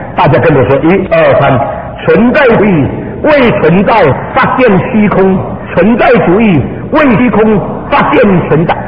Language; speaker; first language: Chinese; early bilingual, heritage; Chinese